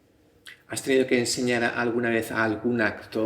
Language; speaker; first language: Spanish; native; Spanish